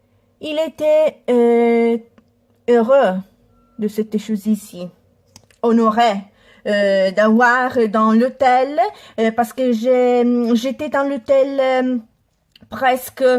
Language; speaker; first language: French; non-native, learner; Italian